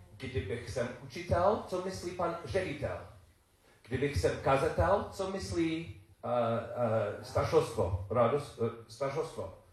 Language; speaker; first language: Czech; non-native, learner; English